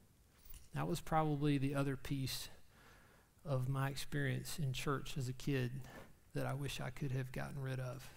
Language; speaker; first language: English; native; English